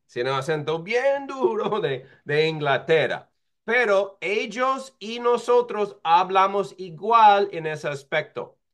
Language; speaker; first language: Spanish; non-native, fluent; English